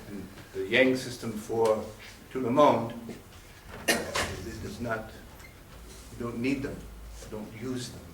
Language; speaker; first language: English; non-native, learner; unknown